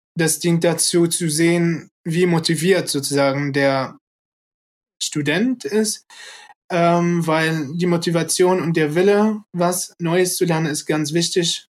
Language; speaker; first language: German; early bilingual, other home language; Arabic